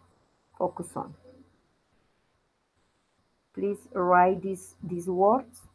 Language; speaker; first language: English; non-native, learner; Spanish